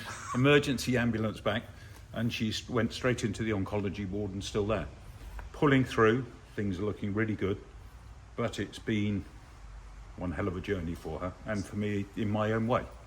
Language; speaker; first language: English; native; English